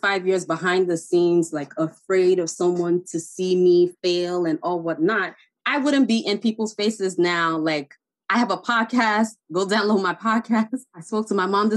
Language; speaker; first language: English; non-native, local second language; Igbo